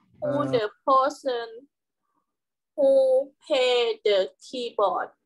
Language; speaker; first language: English; non-native, learner; Thai